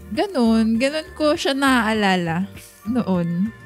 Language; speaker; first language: Filipino; non-native, local second language; Bikol